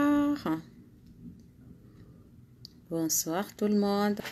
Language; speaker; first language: French; non-native, learner; Arabic